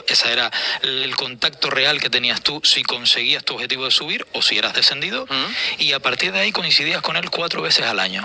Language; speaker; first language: Spanish; native; Spanish